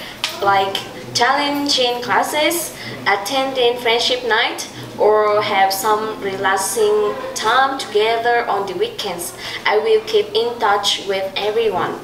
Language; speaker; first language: English; non-native, learner; Vietnamese